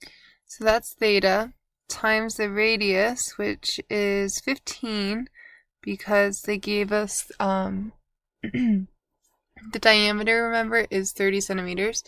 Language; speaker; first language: English; native; English